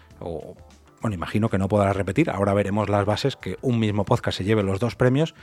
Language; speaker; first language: Spanish; native; Spanish